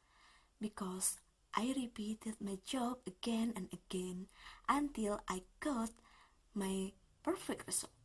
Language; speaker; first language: English; non-native, learner; Indonesian